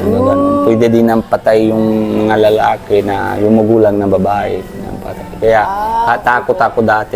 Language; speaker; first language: Filipino; non-native, learner; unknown